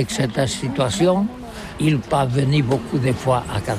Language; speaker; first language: French; non-native, learner; Catalan